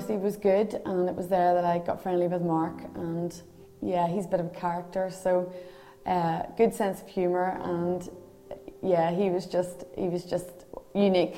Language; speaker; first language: English; native; English